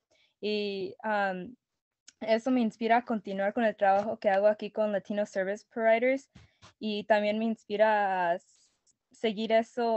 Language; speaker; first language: Spanish; early bilingual, other home language; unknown